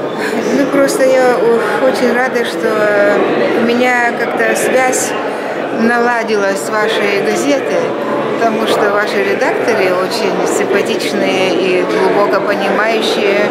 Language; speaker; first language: Russian; non-native, local second language; Lithuanian